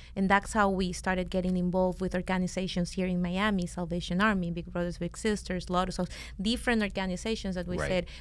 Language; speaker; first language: English; non-native, fluent; Spanish